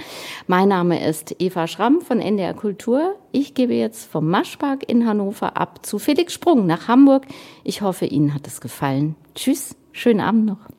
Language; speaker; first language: German; native; German